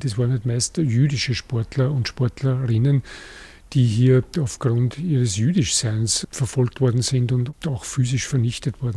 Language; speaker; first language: German; native; German